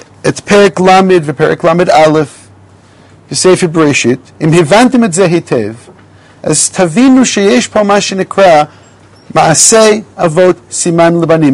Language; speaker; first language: Hebrew; non-native, fluent; English